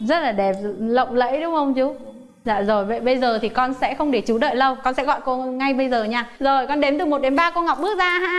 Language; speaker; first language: Vietnamese; native; Vietnamese